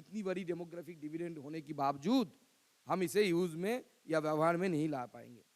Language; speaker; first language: Hindi; non-native, local second language; Bangla